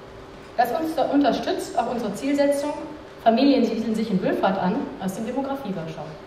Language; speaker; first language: German; native; German